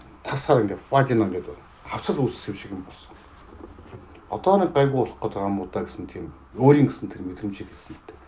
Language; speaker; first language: Mongolian; native; Mongolian